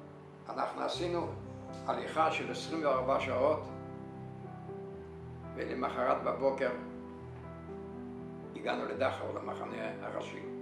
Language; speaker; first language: Hebrew; non-native, fluent; Yiddish